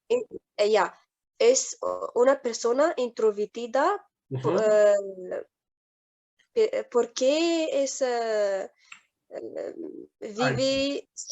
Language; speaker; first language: Spanish; non-native, learner; English